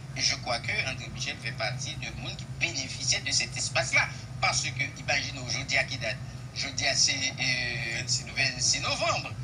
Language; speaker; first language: French; non-native, local second language; Haitian Creole